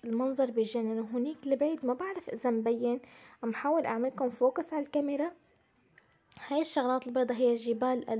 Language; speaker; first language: Arabic; native; Arabic